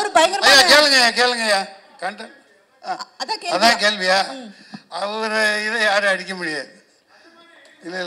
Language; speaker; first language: Tamil; native; Tamil